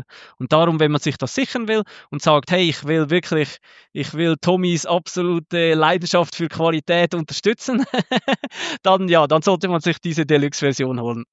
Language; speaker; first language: German; native; German